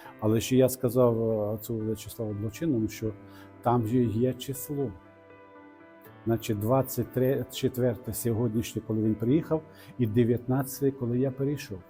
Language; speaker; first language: Ukrainian; non-native, local second language; Russian